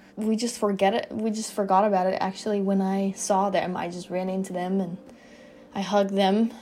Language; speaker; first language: English; non-native, fluent; Dutch